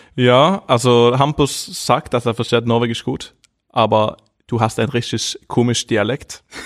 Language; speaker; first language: German; non-native, fluent; Norwegian